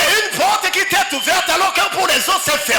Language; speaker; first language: French; non-native, local second language; Rundi